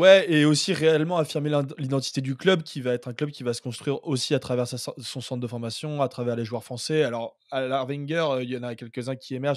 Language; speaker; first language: French; native; French